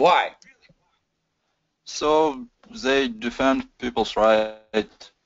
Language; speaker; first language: English; non-native, learner; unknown